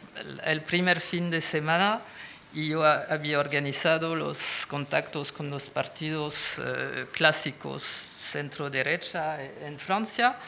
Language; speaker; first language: Spanish; non-native, fluent; French